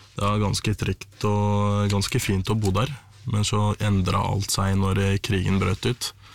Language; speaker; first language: Norwegian; non-native, fluent; Arabic